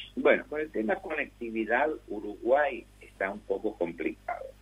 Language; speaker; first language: Spanish; native; Spanish